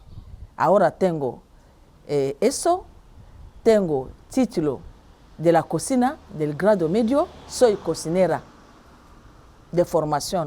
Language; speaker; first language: Spanish; non-native, learner; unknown